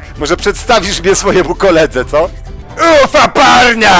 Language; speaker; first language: Polish; native; Polish